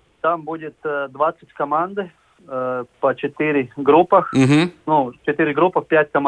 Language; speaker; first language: Russian; non-native, local second language; Latvian